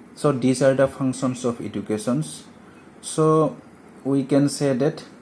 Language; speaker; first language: English; non-native, local second language; Assamese